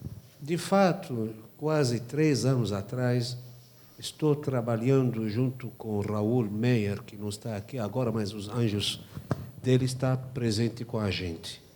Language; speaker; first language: Portuguese; non-native, fluent; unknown